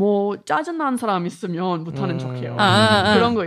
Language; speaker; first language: Korean; non-native, learner; English